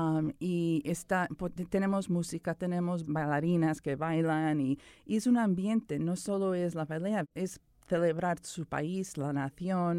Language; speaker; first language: Spanish; early bilingual, heritage; Spanish